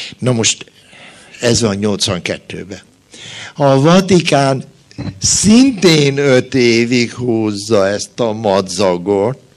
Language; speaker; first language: Hungarian; native; Hungarian